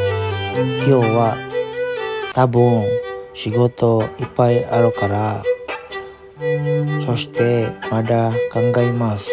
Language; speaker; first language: Japanese; non-native, learner; Filipino